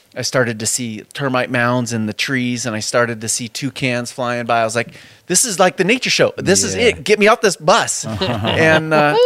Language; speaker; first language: English; native; English